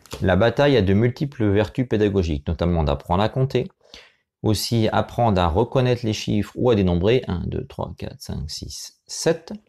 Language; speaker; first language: French; native; French